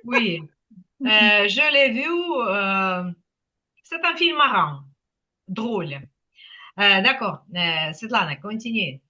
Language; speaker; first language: French; non-native, fluent; Ukrainian